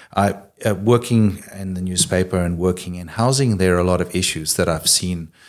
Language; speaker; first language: English; native; English